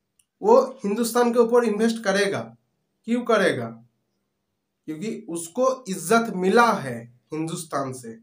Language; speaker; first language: Hindi; non-native, local second language; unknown